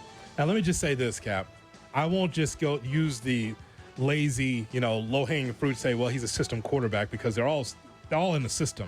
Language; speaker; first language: English; native; English